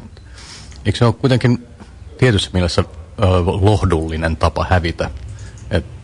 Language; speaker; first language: Finnish; native; Finnish